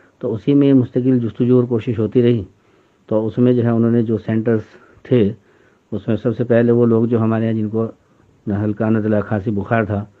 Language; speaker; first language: Urdu; native; Urdu